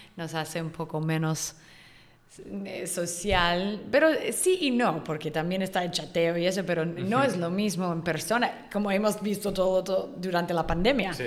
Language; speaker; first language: Spanish; non-native, fluent; English